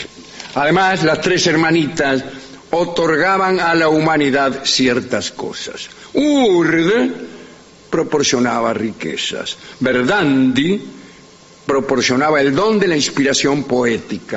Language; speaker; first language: Spanish; native; Spanish